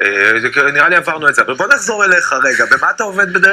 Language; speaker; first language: Hebrew; native; Hebrew